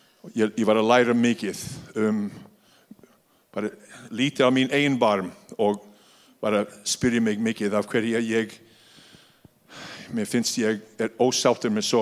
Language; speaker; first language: Icelandic; non-native, fluent; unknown